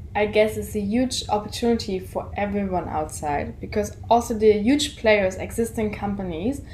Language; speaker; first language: English; non-native, fluent; German